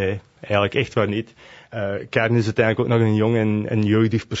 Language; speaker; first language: Dutch; native; Dutch